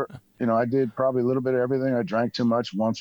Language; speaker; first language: English; native; English